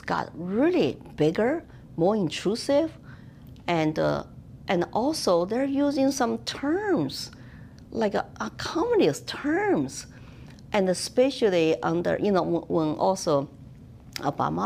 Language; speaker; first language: English; non-native, fluent; Chinese